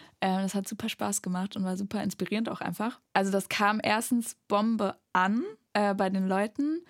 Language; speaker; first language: German; native; German